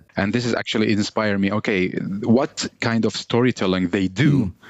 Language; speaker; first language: English; non-native, fluent; Arabic